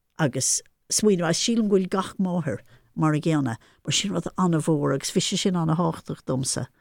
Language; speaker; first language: Irish; non-native, local second language; English